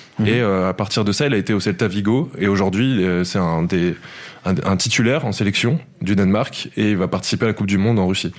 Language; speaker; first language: French; native; French